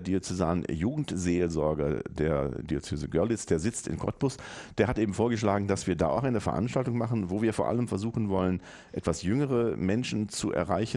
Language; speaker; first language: German; native; German